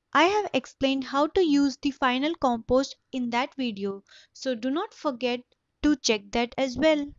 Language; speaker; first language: English; non-native, local second language; Tamil